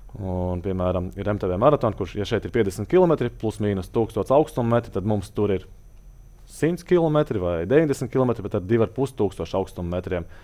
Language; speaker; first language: Latvian; native; Latvian